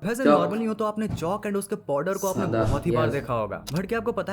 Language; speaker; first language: Hindi; native; Hindi